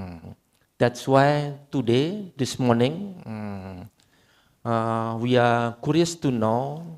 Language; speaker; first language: English; non-native, learner; Indonesian